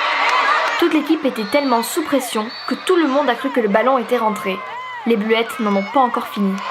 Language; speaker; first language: French; native; French